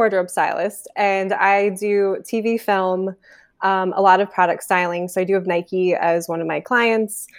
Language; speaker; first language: English; native; English